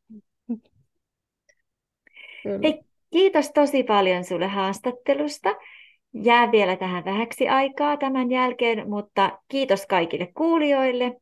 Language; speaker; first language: Finnish; native; Finnish